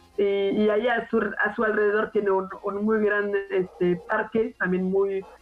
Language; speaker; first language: Spanish; non-native, fluent; French